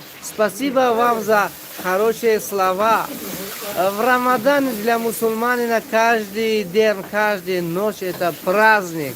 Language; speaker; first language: Russian; non-native, local second language; Tajik